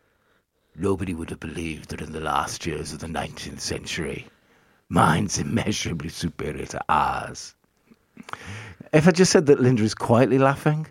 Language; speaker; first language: English; native; English